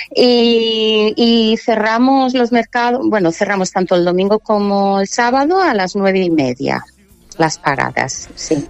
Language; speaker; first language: Spanish; non-native, fluent; English